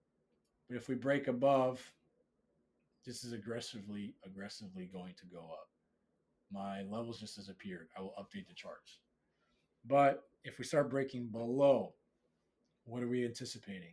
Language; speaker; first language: English; native; English